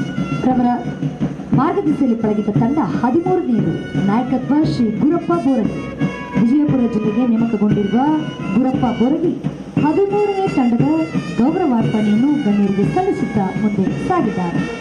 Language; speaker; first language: Kannada; native; Kannada